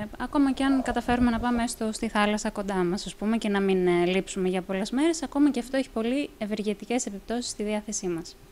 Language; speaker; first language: Greek; native; Greek